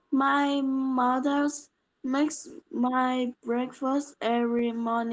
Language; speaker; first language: English; non-native, learner; Polish